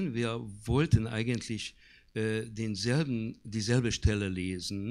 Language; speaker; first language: German; non-native, fluent; Hungarian